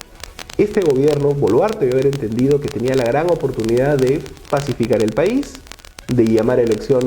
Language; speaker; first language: Spanish; native; Spanish